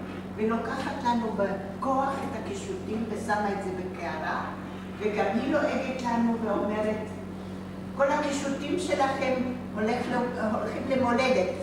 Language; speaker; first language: Hebrew; non-native, fluent; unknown